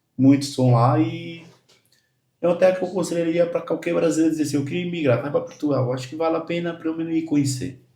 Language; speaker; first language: Portuguese; native; Portuguese